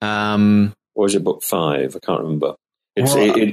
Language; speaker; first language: English; native; English